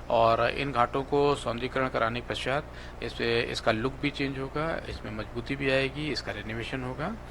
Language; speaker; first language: Hindi; native; Hindi